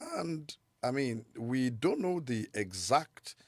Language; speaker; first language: English; non-native, local second language; Yoruba